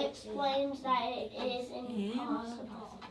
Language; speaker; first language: English; native; English